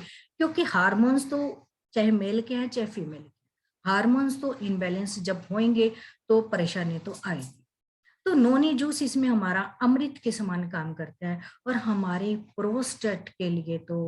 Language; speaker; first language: Hindi; native; Hindi